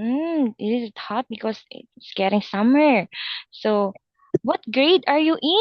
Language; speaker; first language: English; non-native, local second language; Filipino